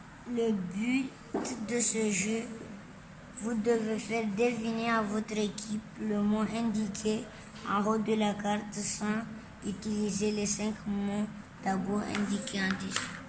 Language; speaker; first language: French; non-native, local second language; Comorian